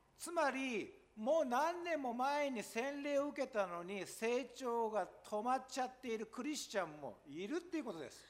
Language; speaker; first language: Japanese; non-native, fluent; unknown